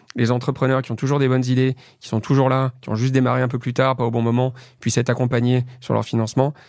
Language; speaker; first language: French; native; French